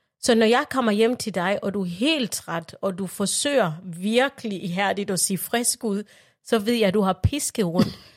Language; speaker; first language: Danish; non-native, fluent; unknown